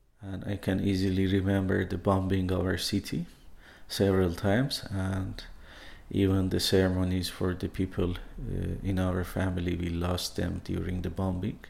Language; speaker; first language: English; non-native, fluent; Persian